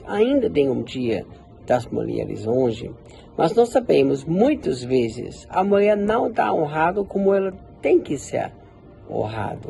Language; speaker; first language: Portuguese; non-native, fluent; German